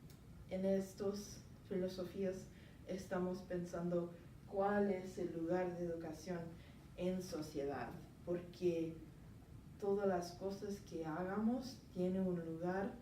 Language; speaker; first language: Spanish; non-native, learner; English